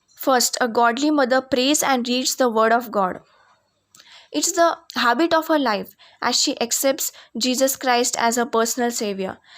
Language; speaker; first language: English; non-native, local second language; Marathi